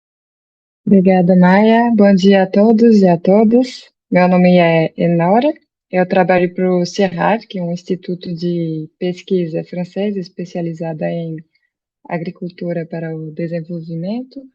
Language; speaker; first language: Portuguese; non-native, fluent; French